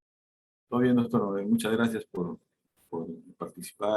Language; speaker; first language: Spanish; native; Spanish